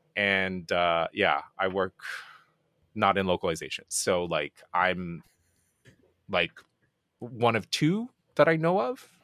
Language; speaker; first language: English; non-native, fluent; Japanese